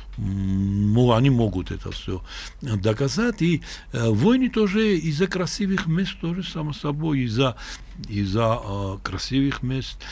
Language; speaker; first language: Russian; non-native, local second language; Georgian